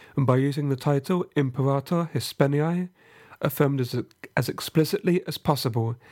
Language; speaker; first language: English; native; English